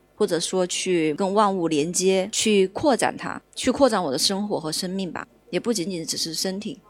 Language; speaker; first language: Chinese; early bilingual, other home language; Cantonese